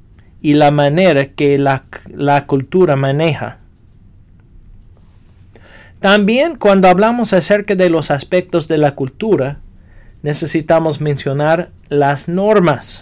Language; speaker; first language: Spanish; non-native, fluent; English